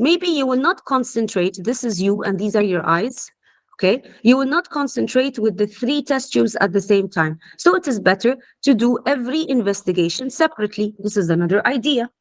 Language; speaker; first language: English; non-native, fluent; Arabic